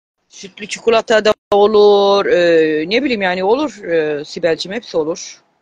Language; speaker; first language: Turkish; native; Turkish